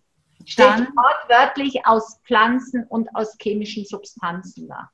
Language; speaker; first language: German; native; German